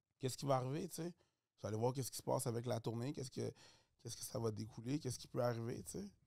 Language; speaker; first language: French; early bilingual, other home language; Haitian Creole